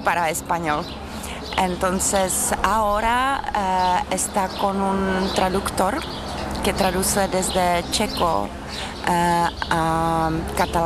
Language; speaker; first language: Spanish; non-native, fluent; Czech